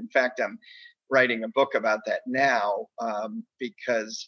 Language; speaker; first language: English; native; English